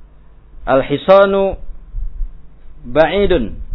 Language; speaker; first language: Arabic; non-native, fluent; Indonesian